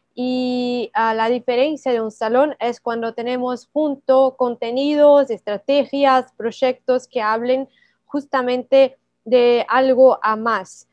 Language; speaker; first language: Spanish; non-native, learner; Portuguese